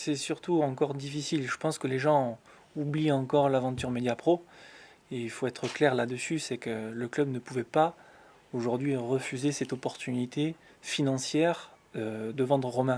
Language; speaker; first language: French; native; French